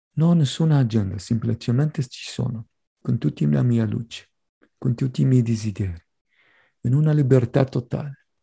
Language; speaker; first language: Italian; non-native, fluent; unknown